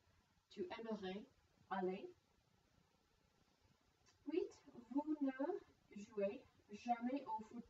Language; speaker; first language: French; non-native, fluent; English